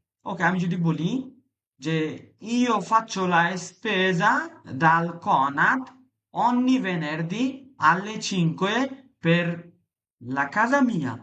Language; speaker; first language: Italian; non-native, fluent; Bangla